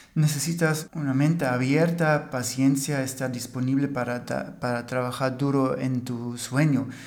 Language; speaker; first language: Spanish; non-native, fluent; German